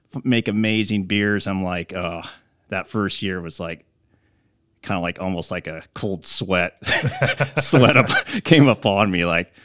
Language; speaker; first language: English; native; English